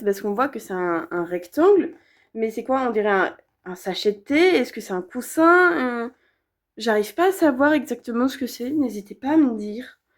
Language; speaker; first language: French; native; French